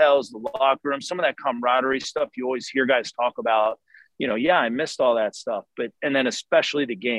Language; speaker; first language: English; native; English